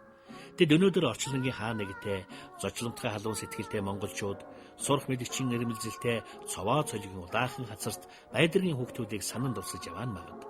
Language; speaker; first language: Mongolian; native; Mongolian